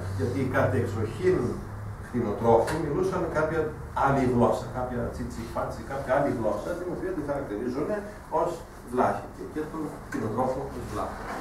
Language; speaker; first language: Greek; non-native, fluent; German